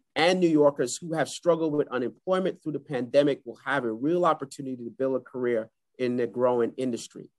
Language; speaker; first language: English; native; English